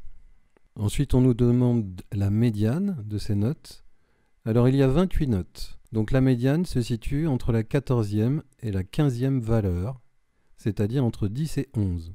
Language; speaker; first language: French; native; French